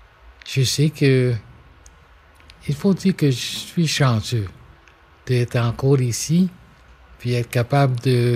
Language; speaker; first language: French; non-native, local second language; English